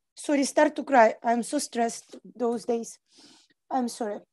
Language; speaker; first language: English; non-native, learner; Ukrainian